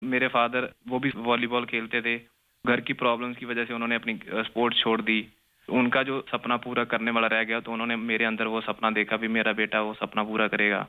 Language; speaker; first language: Hindi; non-native, local second language; Punjabi